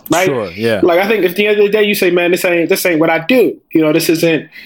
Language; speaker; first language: English; native; English